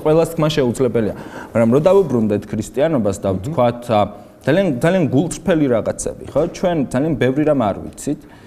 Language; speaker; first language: Georgian; native; Georgian